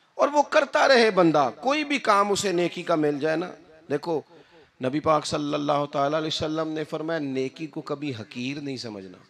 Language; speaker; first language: Urdu; non-native, local second language; Punjabi